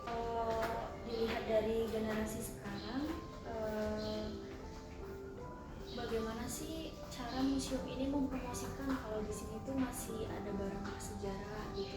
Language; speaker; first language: Indonesian; native; Indonesian